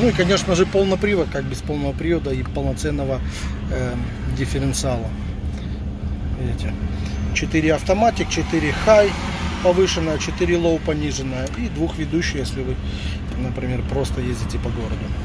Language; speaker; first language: Russian; native; Russian